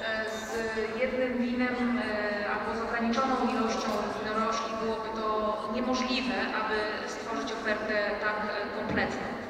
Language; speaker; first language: Polish; native; Polish